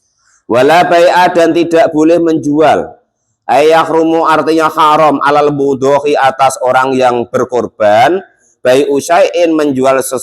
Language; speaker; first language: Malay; non-native, local second language; Javanese